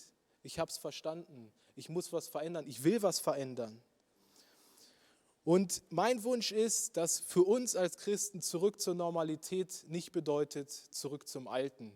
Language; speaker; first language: German; native; German